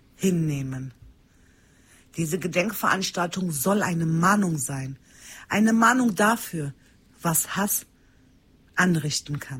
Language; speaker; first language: German; early bilingual, other home language; Turkish